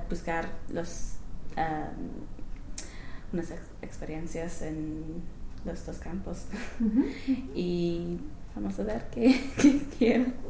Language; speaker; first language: Spanish; non-native, learner; English